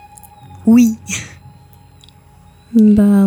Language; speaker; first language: French; early bilingual, other home language; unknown